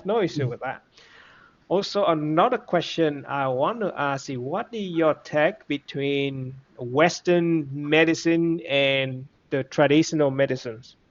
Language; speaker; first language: English; non-native, fluent; Vietnamese